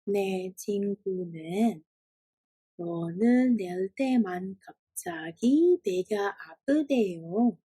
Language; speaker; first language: Korean; non-native, fluent; Indonesian